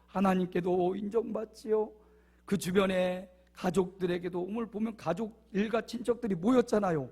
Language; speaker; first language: Korean; native; Korean